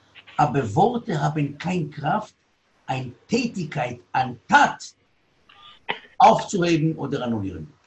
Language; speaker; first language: German; non-native, learner; Hebrew